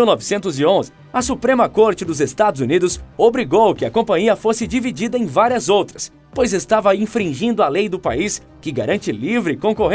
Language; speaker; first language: Portuguese; native; Portuguese